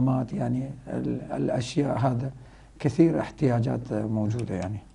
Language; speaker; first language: Arabic; non-native, fluent; Rohingya